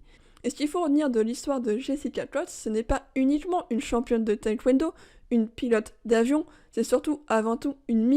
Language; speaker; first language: French; native; French